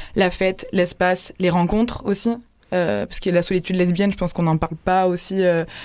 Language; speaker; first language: French; native; French